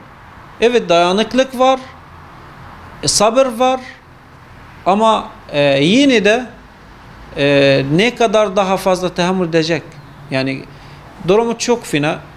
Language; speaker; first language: Turkish; non-native, fluent; Arabic